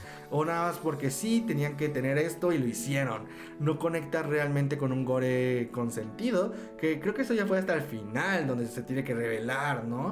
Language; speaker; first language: Spanish; native; Spanish